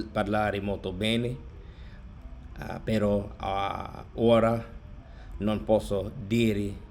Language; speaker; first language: Italian; non-native, learner; English